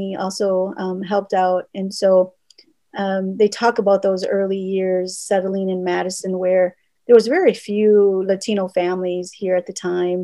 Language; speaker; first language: English; early bilingual, other home language; Spanish